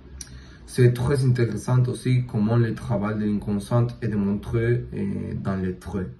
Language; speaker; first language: French; non-native, learner; Spanish